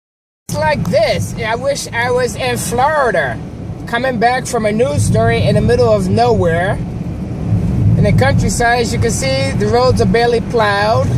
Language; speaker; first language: English; native; English